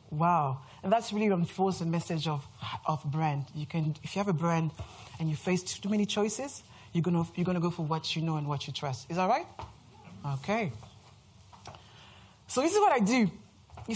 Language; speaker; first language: English; non-native, fluent; French